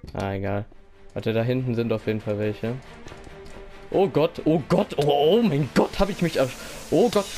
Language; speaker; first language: German; native; German